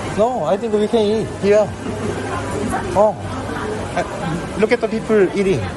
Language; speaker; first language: English; non-native, learner; Korean